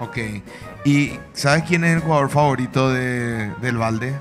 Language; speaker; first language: Spanish; native; Spanish